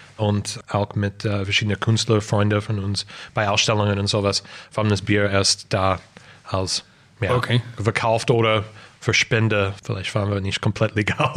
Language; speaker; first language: German; non-native, fluent; English